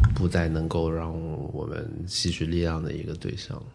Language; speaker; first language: Chinese; non-native, local second language; Min Nan Chinese